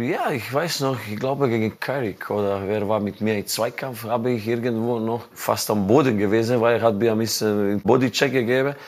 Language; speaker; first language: German; non-native, learner; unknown